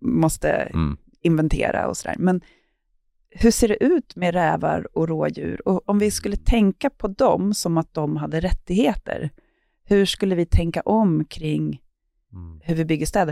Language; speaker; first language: Swedish; native; Swedish